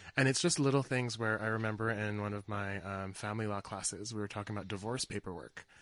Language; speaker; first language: English; early bilingual, other home language; Filipino